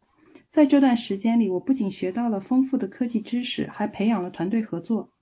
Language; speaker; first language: Chinese; native; Chinese